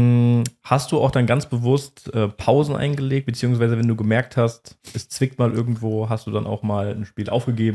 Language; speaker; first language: German; native; German